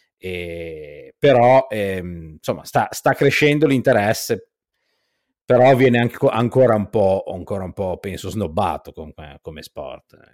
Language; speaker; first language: Italian; native; Italian